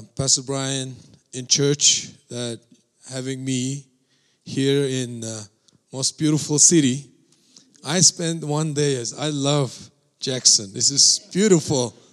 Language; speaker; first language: English; non-native, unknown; Mongolian